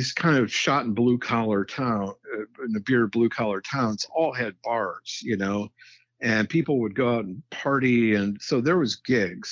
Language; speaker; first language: English; native; English